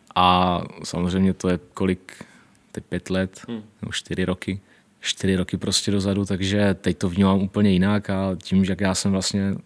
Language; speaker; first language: Czech; early bilingual, other home language; Ukrainian